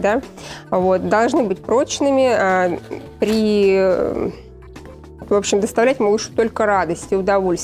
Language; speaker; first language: Russian; native; Russian